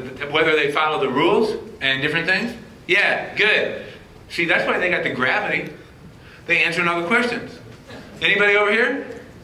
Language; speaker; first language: English; native; English